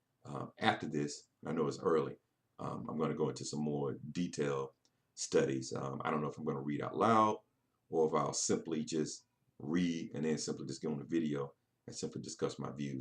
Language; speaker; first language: English; native; English